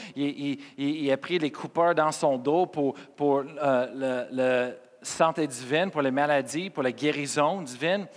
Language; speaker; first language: French; non-native, fluent; English